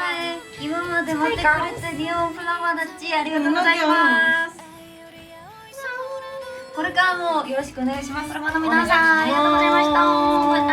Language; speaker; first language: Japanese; non-native, learner; Korean